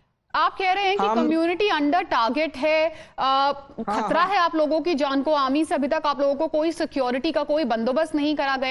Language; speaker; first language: Hindi; native; Hindi